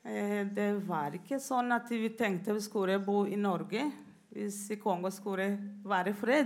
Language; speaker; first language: Norwegian; non-native, learner; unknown